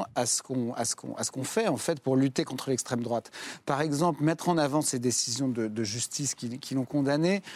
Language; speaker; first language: French; native; French